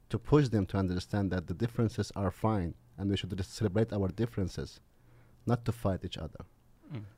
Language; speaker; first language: English; non-native, fluent; Arabic